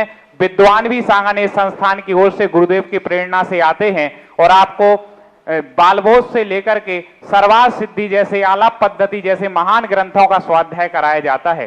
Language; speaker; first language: Hindi; native; Hindi